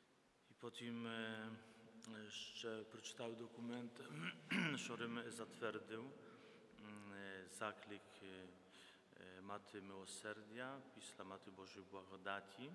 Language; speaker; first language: Ukrainian; non-native, fluent; Polish